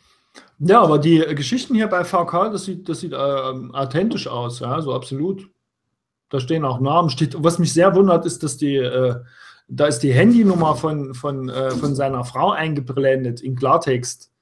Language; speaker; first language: German; native; German